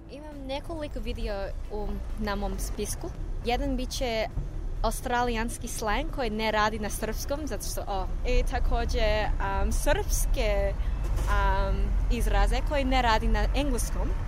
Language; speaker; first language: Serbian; non-native, learner; English